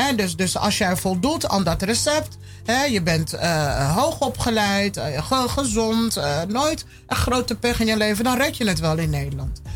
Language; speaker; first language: Dutch; early bilingual, other home language; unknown